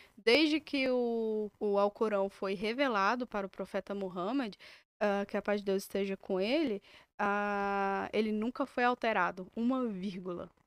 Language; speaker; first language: Portuguese; native; Portuguese